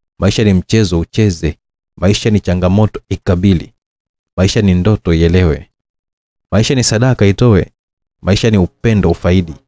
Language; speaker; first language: Swahili; native; Swahili